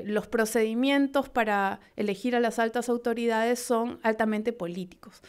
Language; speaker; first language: Spanish; native; Spanish